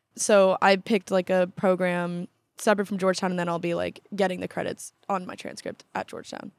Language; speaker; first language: English; native; English